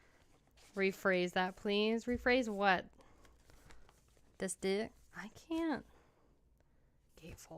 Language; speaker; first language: English; native; English